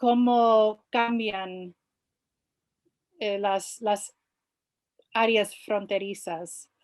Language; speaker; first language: Spanish; non-native, fluent; English